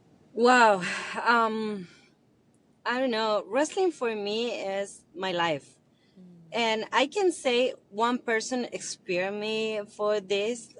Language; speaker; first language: English; non-native, learner; Spanish